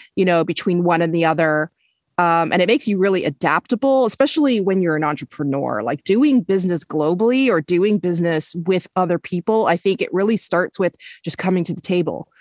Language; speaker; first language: English; native; English